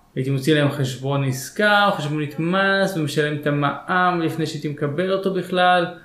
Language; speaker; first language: Hebrew; early bilingual, other home language; Russian